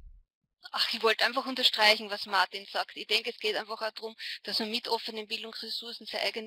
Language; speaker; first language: German; native; German